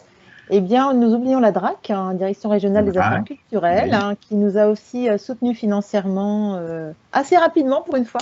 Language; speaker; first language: French; native; French